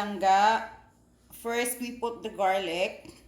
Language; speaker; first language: English; non-native, local second language; Cebuano